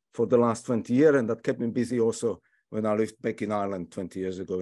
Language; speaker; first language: English; non-native, fluent; Slovak